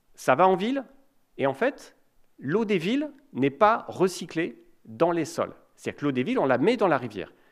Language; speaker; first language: French; native; French